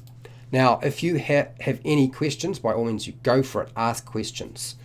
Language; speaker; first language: English; native; English